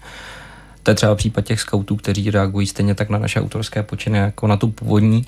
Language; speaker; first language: Czech; native; Czech